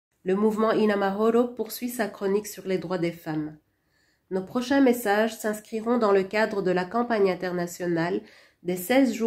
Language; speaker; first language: French; non-native, local second language; Rundi